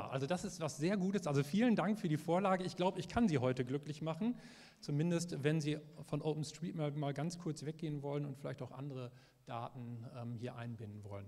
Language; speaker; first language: German; native; German